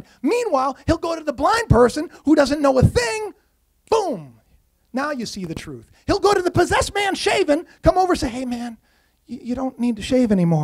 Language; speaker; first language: English; native; English